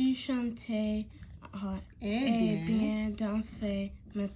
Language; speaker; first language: French; non-native, learner; English